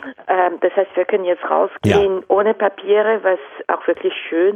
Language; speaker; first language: German; non-native, fluent; Japanese